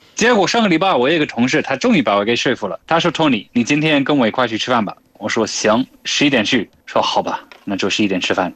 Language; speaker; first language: Chinese; non-native, fluent; English